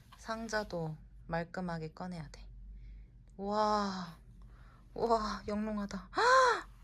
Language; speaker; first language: Korean; native; Korean